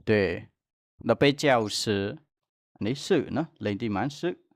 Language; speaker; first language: Chinese; non-native, fluent; Khmer